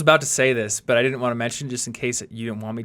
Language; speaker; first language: English; native; English